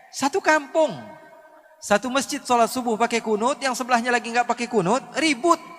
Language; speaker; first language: Indonesian; native; Indonesian